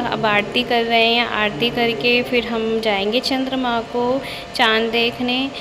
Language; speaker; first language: Hindi; native; Hindi